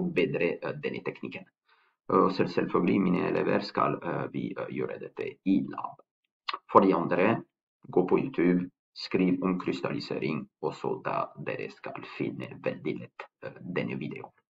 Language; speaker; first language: Norwegian; non-native, fluent; French